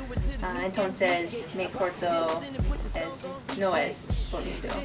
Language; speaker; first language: Spanish; non-native, learner; English